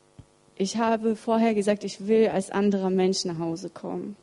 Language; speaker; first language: German; early bilingual, other home language; Russian